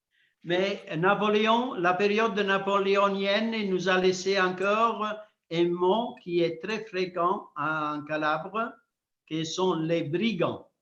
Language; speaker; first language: French; non-native, fluent; Italian